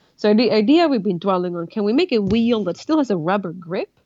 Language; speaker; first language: English; non-native, fluent; Swedish